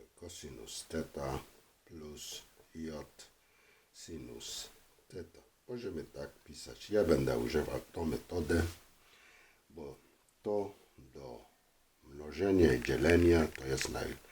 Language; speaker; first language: Polish; non-native, learner; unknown